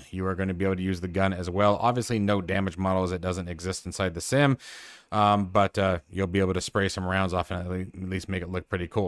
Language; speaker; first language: English; native; English